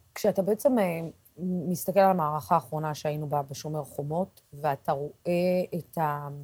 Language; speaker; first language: Hebrew; non-native, local second language; Arabic